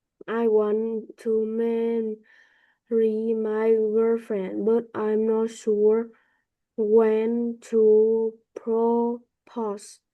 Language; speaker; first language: English; non-native, learner; Vietnamese